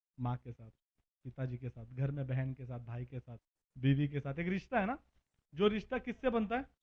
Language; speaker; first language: Hindi; non-native, local second language; Marathi